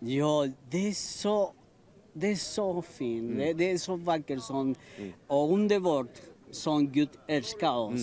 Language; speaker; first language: Swedish; non-native, learner; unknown